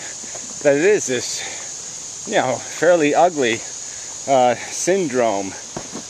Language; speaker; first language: English; native; English